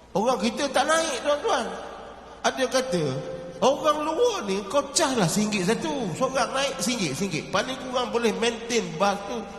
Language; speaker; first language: Malay; native; Malay